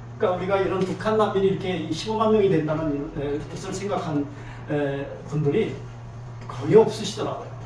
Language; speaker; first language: Korean; native; Korean